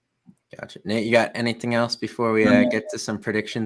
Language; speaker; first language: English; native; English